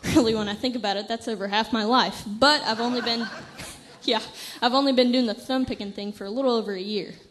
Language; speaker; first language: English; native; English